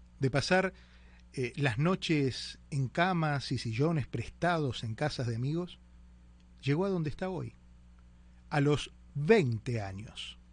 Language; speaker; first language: Spanish; native; Spanish